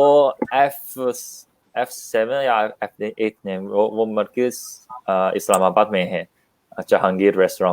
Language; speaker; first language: Hindi; non-native, learner; Chinese